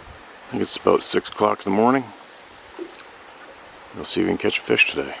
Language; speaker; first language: English; native; English